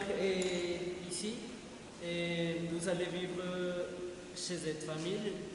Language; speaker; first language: French; non-native, learner; Spanish